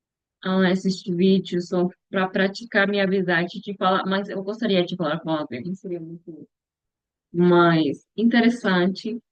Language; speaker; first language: Portuguese; non-native, learner; Spanish